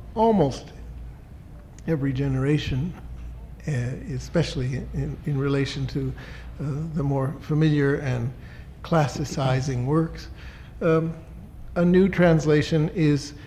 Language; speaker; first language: English; native; English